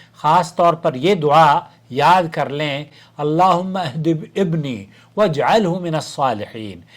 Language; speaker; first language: Urdu; native; Urdu